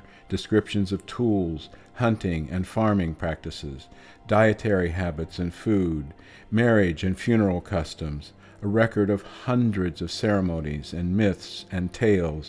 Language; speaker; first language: English; native; English